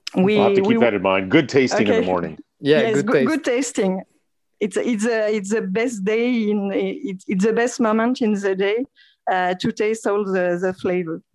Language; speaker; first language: English; non-native, fluent; French